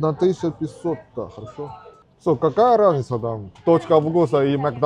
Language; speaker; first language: Russian; non-native, learner; Chinese